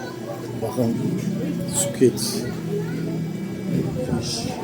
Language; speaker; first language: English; non-native, learner; Turkish